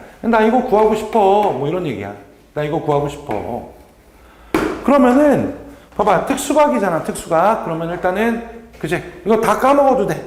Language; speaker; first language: Korean; native; Korean